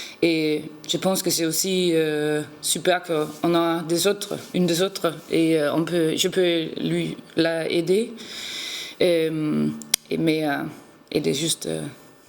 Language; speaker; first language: French; non-native, learner; Danish